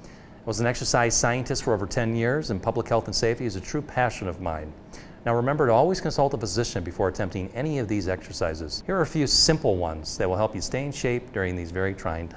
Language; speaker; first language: English; native; English